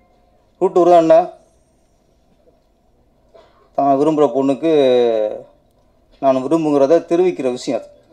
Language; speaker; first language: Tamil; native; Tamil